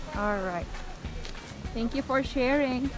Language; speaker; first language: English; non-native, local second language; Filipino